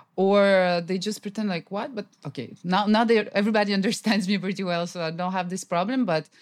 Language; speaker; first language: English; non-native, fluent; Russian